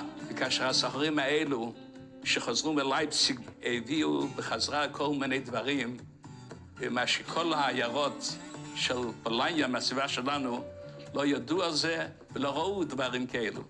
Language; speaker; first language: Hebrew; non-native, fluent; Yiddish